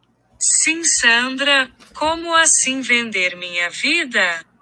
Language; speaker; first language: Portuguese; non-native, learner; English